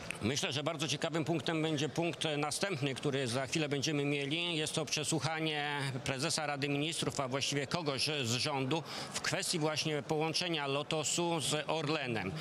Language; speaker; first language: Polish; native; Polish